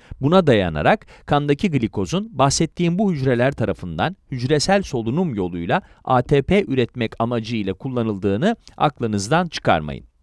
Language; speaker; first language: Turkish; native; Turkish